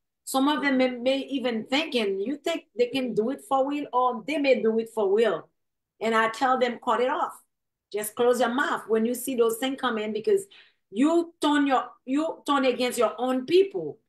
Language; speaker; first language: English; non-native, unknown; Haitian Creole